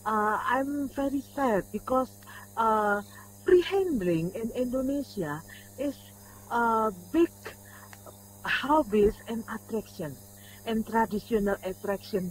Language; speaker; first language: English; non-native, learner; Indonesian